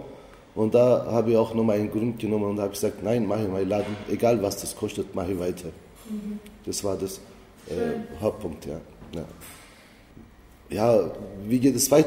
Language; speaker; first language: German; non-native, learner; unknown